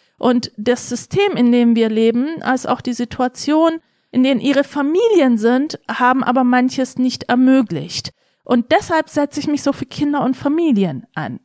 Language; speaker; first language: German; early bilingual, other home language; Turkish